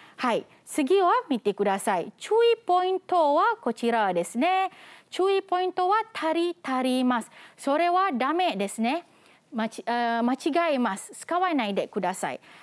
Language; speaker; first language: Japanese; non-native, fluent; Malay